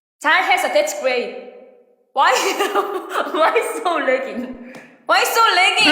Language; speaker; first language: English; non-native, learner; Korean